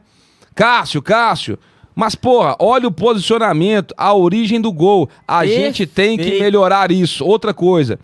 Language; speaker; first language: Portuguese; native; Portuguese